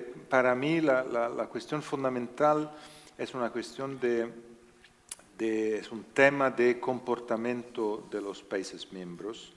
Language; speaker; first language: Spanish; non-native, learner; Italian